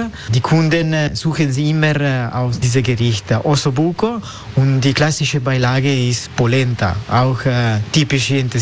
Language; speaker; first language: German; non-native, learner; Italian